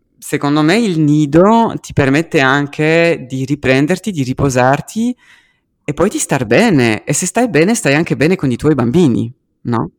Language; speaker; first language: Italian; early bilingual, heritage; French